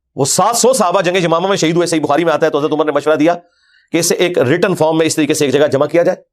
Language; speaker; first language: Urdu; non-native, local second language; Punjabi